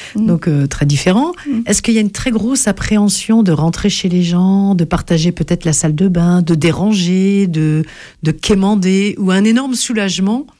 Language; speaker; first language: French; native; French